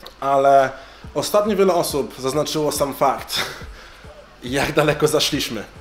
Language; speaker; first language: Polish; early bilingual, other home language; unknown